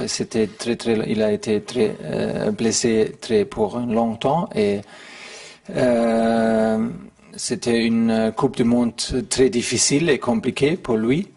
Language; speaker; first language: French; non-native, learner; German